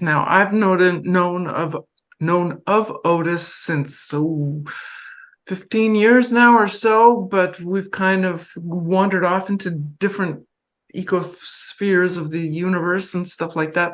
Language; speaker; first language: English; non-native, fluent; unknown